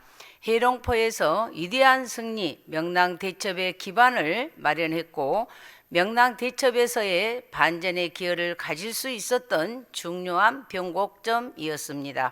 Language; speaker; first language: Korean; native; Korean